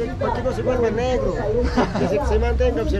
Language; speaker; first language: Spanish; native; Spanish